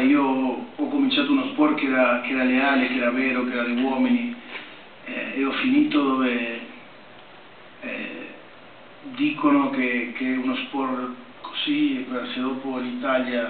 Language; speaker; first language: Italian; non-native, fluent; Spanish